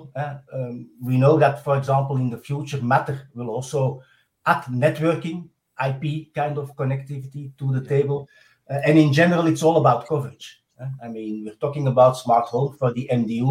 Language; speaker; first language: English; non-native, fluent; Dutch